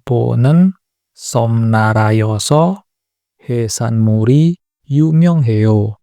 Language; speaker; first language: Korean; non-native, fluent; Indonesian